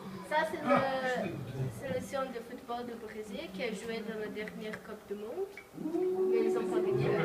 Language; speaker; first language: French; non-native, learner; Portuguese